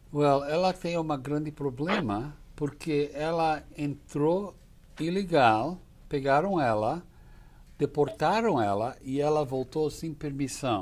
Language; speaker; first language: Portuguese; non-native, fluent; English